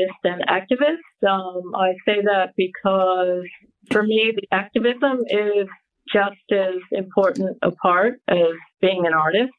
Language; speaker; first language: English; native; English